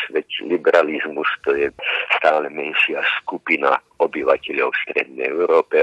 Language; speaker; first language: Slovak; non-native, local second language; Hungarian